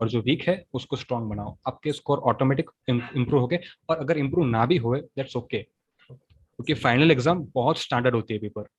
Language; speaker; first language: Hindi; non-native, local second language; Gujarati